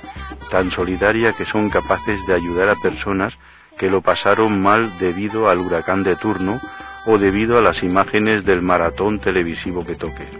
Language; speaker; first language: Spanish; native; Spanish